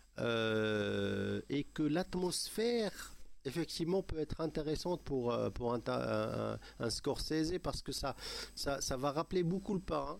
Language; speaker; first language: French; non-native, local second language; Arabic